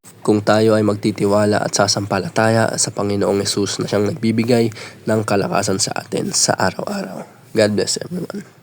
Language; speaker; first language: Filipino; non-native, local second language; Iloko